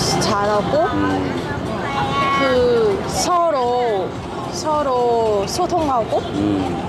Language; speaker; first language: Korean; non-native, learner; Vietnamese